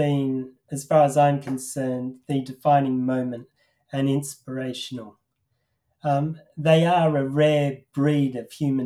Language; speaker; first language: English; native; English